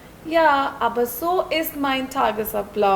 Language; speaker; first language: German; non-native, learner; Hindi